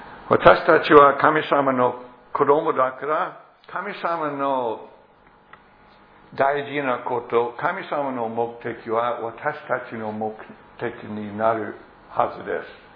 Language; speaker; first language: Japanese; non-native, fluent; English